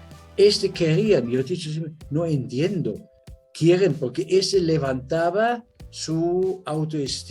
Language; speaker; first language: Spanish; non-native, fluent; German